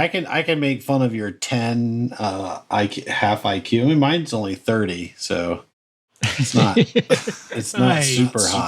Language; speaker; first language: English; native; English